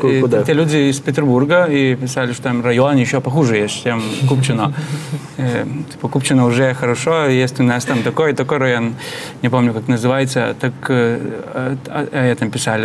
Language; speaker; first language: Russian; non-native, fluent; Lithuanian